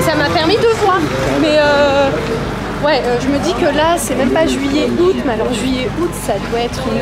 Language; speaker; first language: French; native; French